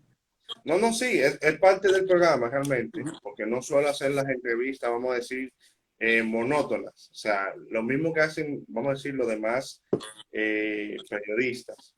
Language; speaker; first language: Spanish; native; Spanish